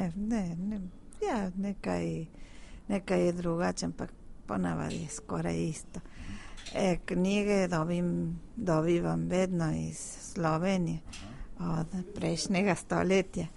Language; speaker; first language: Slovenian; early bilingual, heritage; Spanish